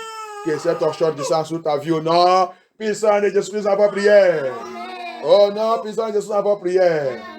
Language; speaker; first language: French; non-native, learner; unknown